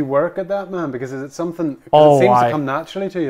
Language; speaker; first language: English; native; English